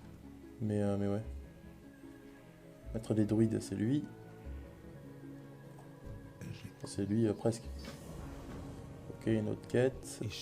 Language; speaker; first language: French; native; French